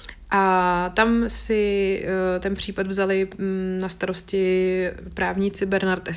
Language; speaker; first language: Czech; native; Czech